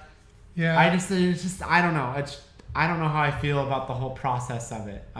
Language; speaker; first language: English; native; English